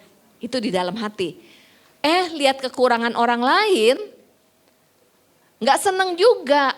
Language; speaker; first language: Indonesian; native; Indonesian